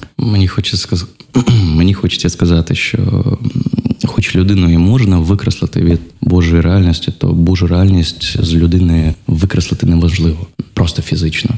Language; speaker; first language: Ukrainian; non-native, local second language; Russian